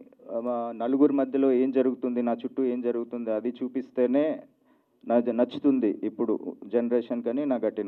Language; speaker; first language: Telugu; native; Telugu